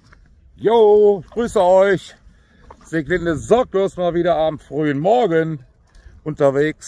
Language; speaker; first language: German; native; German